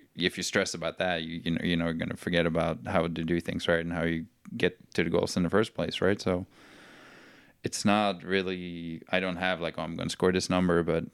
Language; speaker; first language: English; non-native, fluent; Norwegian